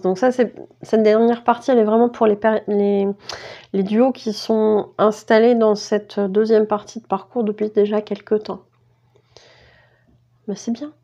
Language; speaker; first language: French; native; French